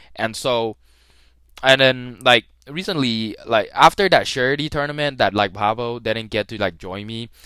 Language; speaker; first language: English; early bilingual, other home language; Thai